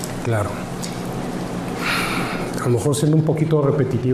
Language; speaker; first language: Spanish; native; Spanish